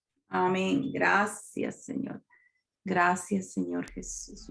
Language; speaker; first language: Spanish; native; Spanish